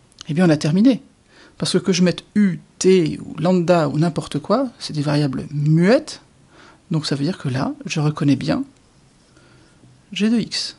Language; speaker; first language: French; native; French